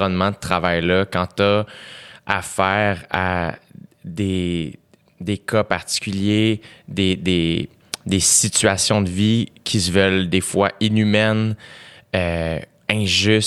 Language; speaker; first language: French; native; French